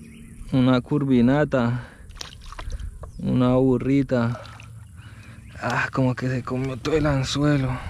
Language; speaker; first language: Spanish; native; Spanish